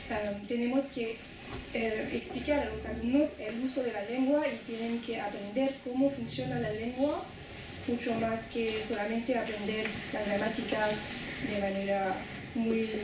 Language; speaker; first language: Spanish; non-native, fluent; French